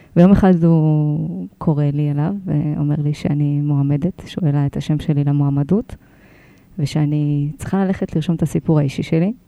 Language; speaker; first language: Hebrew; early bilingual, other home language; Russian